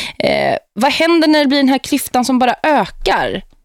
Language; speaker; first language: Swedish; native; Swedish